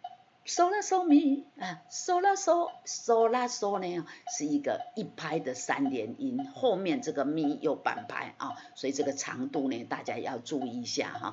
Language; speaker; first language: Chinese; non-native, local second language; Min Nan Chinese